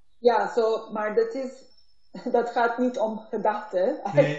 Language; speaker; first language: Dutch; non-native, learner; Turkish